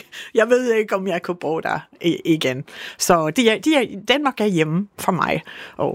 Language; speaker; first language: Danish; non-native, fluent; English